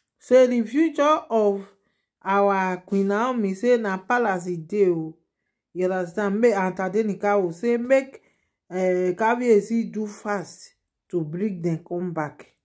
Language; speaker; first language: Nigerian Pidgin; non-native, local second language; Yoruba